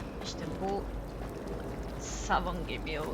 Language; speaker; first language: Turkish; non-native, learner; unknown